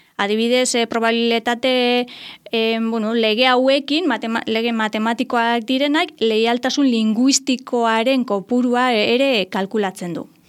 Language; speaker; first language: Basque; native; Basque